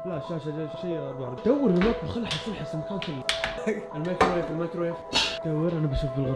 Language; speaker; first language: Arabic; native; Arabic